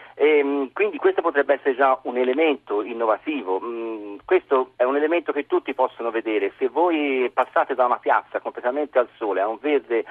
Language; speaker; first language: Italian; native; Italian